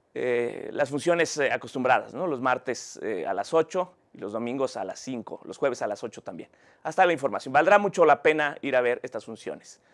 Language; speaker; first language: Spanish; native; Spanish